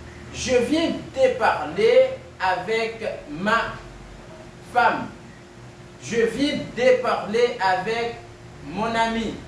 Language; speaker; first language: French; non-native, fluent; Spanish